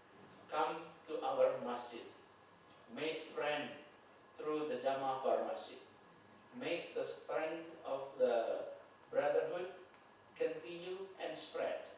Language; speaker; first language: English; non-native, fluent; Indonesian